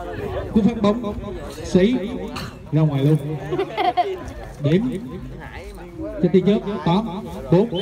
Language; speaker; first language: Vietnamese; native; Vietnamese